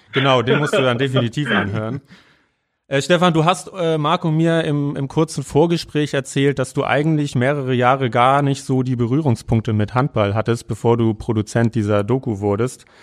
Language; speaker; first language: German; native; German